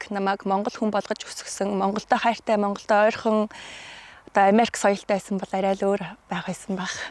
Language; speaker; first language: Mongolian; early bilingual, heritage; Mongolian